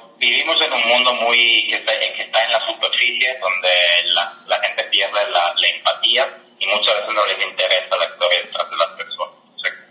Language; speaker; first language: Spanish; non-native, fluent; Italian